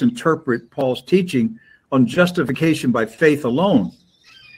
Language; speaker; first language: English; native; English